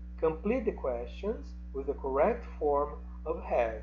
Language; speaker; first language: English; non-native, fluent; Portuguese